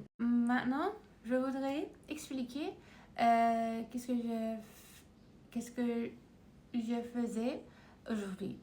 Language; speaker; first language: French; non-native, learner; Persian